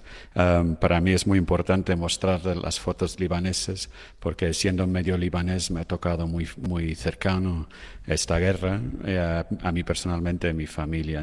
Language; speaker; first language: Spanish; non-native, fluent; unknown